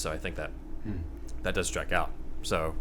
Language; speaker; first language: English; native; English